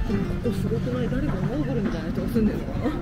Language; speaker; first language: Japanese; native; Japanese